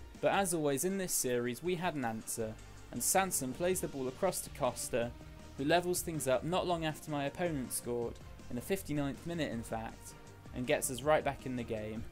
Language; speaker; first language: English; native; English